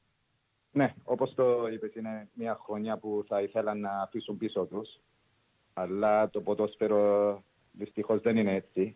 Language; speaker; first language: Greek; early bilingual, heritage; English